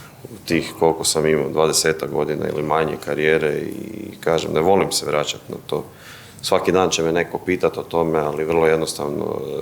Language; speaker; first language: Bosnian; native; Bosnian